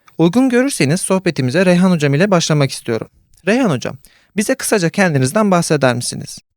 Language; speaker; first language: Turkish; native; Turkish